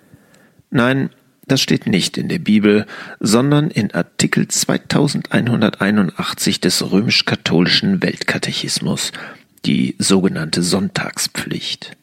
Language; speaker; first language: German; native; German